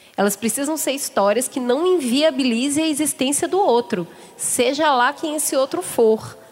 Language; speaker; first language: Portuguese; native; Portuguese